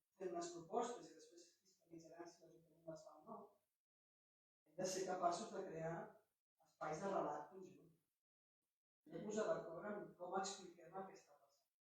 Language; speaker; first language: Catalan; native; Catalan